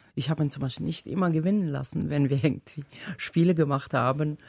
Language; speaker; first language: German; non-native, fluent; Tajik